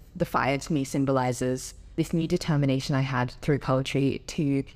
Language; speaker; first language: English; native; English